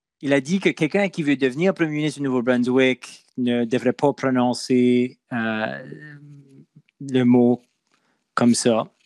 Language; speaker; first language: French; non-native, local second language; English